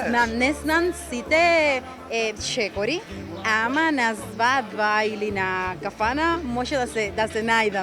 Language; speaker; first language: Macedonian; non-native, learner; Spanish